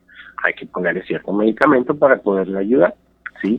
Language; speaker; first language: Spanish; native; Spanish